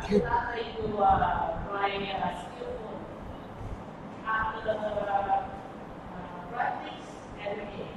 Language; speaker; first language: English; non-native, learner; Vietnamese